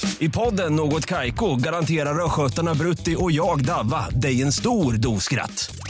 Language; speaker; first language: Swedish; native; Swedish